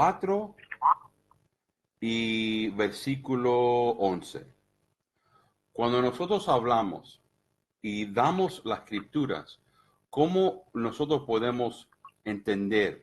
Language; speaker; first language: Spanish; early bilingual, heritage; Spanish